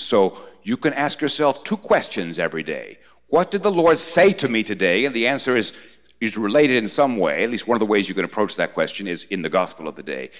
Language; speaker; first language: English; early bilingual, other home language; Spanish